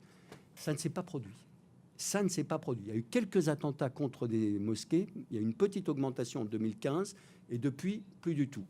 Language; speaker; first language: French; native; French